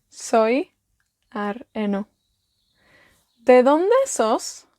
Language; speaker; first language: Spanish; non-native, fluent; Welsh